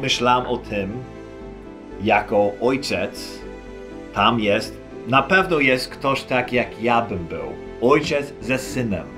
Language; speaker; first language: Polish; non-native, fluent; English